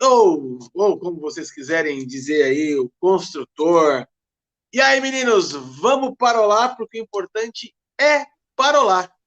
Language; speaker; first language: Portuguese; native; Portuguese